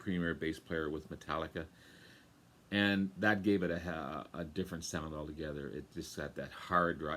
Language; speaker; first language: English; native; English